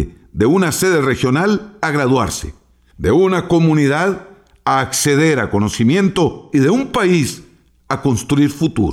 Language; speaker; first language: Spanish; native; Spanish